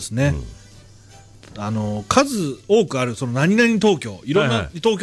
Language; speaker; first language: Japanese; native; Japanese